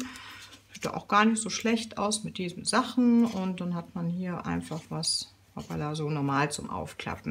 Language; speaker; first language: German; native; German